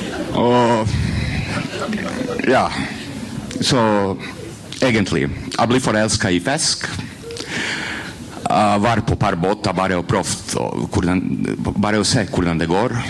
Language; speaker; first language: Norwegian; non-native, fluent; Croatian